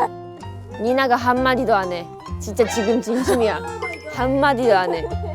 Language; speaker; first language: Korean; non-native, fluent; Japanese